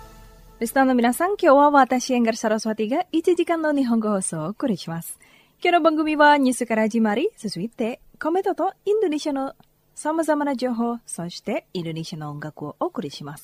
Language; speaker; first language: Japanese; non-native, fluent; Indonesian